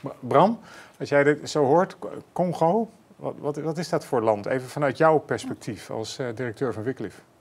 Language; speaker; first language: Dutch; native; Dutch